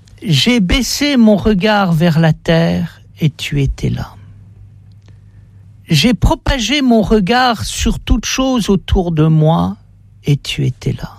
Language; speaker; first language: French; native; French